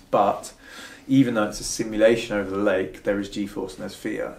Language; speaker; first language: English; native; English